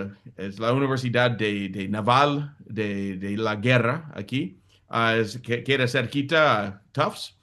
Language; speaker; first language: Spanish; non-native, fluent; English